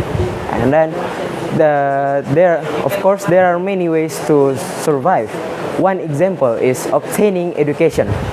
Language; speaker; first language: English; non-native, learner; Indonesian